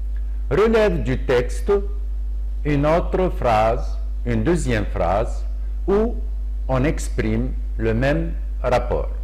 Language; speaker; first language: French; non-native, local second language; Arabic